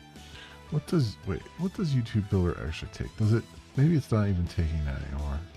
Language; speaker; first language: English; native; English